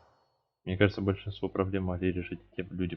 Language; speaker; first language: Russian; native; Russian